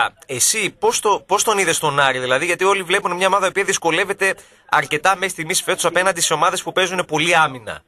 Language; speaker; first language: Greek; native; Greek